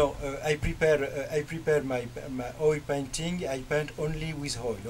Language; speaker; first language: English; non-native, learner; French